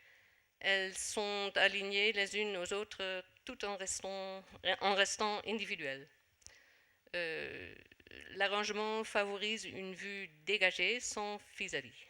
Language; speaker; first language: French; non-native, fluent; Dutch